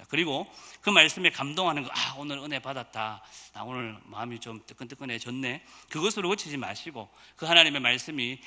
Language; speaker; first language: Korean; native; Korean